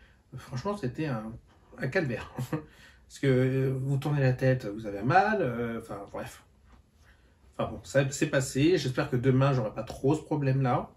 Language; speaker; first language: French; native; French